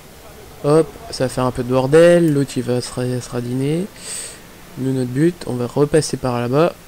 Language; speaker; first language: French; native; French